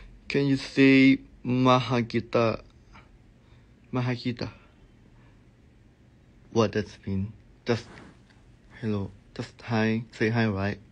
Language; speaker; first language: English; non-native, learner; Thai